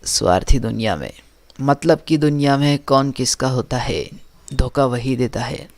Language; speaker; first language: Hindi; non-native, local second language; Marathi